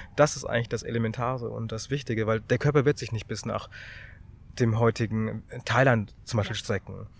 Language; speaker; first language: German; early bilingual, other home language; Tamil